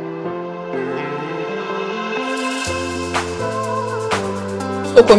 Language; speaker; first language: English; non-native, local second language; Yoruba